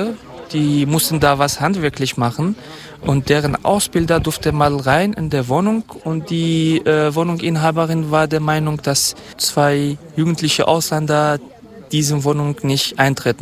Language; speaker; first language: German; non-native, fluent; Kurdish